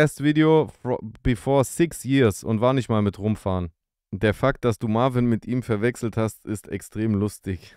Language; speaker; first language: German; native; German